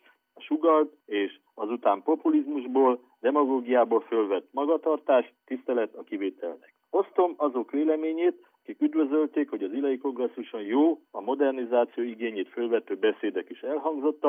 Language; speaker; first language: Hungarian; native; Hungarian